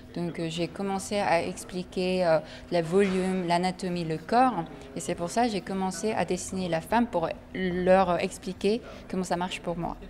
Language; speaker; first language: French; non-native, fluent; Korean